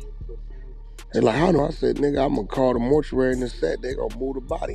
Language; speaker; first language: English; native; English